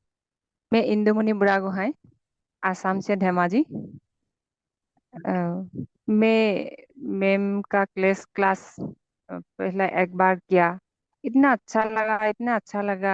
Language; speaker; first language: Hindi; non-native, local second language; Assamese